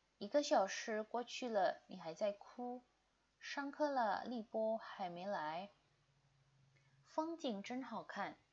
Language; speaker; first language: Chinese; non-native, fluent; Indonesian